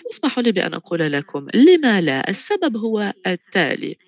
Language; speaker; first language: Arabic; non-native, fluent; Tigrinya